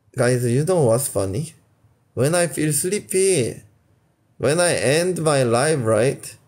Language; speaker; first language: English; non-native, local second language; Korean